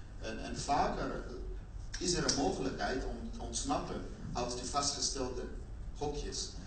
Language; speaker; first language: Dutch; non-native, fluent; Swahili